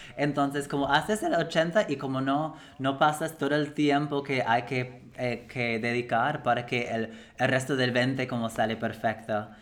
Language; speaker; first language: Spanish; non-native, fluent; English